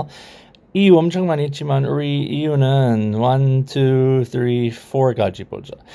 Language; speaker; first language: Korean; non-native, learner; English